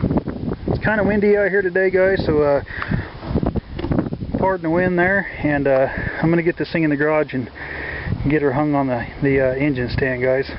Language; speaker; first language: English; native; English